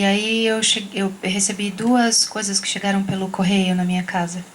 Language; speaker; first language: Portuguese; native; Portuguese